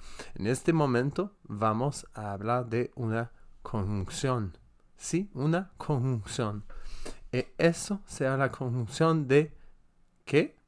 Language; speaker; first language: Spanish; non-native, learner; French